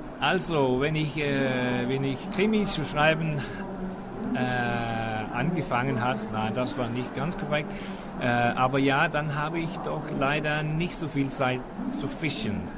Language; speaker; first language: German; non-native, learner; Danish